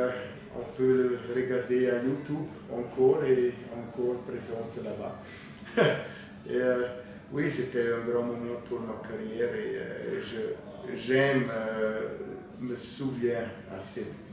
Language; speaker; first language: French; non-native, fluent; German